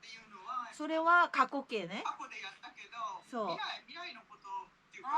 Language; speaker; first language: Japanese; non-native, fluent; Korean